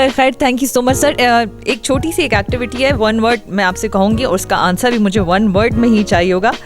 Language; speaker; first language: Urdu; native; Urdu